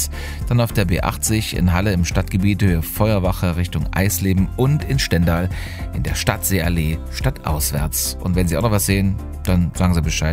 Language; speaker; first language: German; native; German